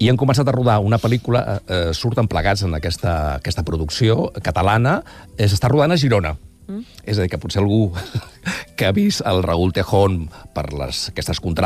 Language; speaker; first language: Catalan; native; Catalan